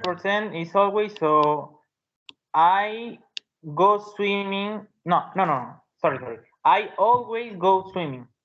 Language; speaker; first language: English; non-native, learner; Spanish